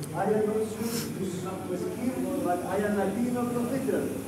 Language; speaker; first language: English; non-native, learner; Spanish